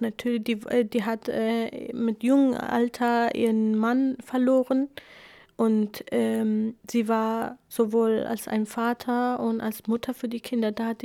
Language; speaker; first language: German; early bilingual, other home language; Kurdish